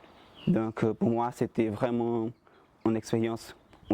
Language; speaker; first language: French; non-native, fluent; Portuguese